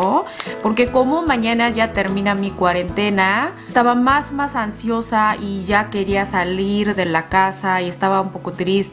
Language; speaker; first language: Spanish; non-native, learner; Korean